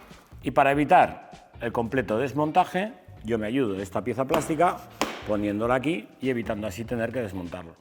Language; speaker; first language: Spanish; native; Spanish